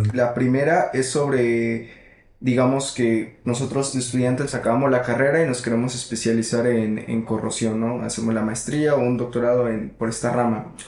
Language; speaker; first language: Spanish; native; Spanish